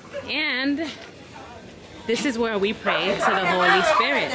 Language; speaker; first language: English; early bilingual, other home language; Spanish